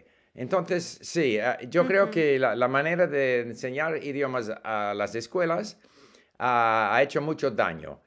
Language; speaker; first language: Spanish; non-native, fluent; English